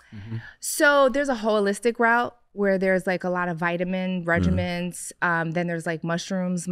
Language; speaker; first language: English; native; English